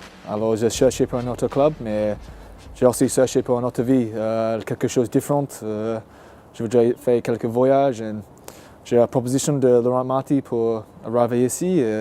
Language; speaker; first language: French; non-native, learner; English